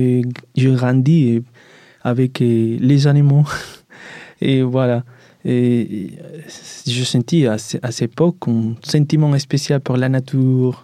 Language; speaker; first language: French; non-native, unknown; Spanish